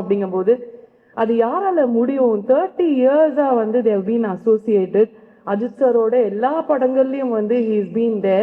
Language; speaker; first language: Tamil; native; Tamil